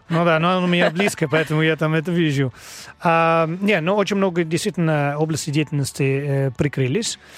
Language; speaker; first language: Russian; non-native, learner; Dutch